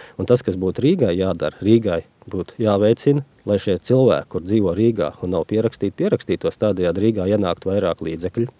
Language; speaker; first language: Latvian; native; Latvian